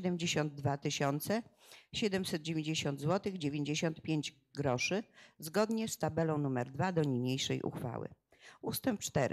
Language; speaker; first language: Polish; native; Polish